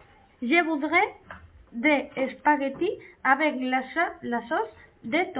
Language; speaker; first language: French; non-native, learner; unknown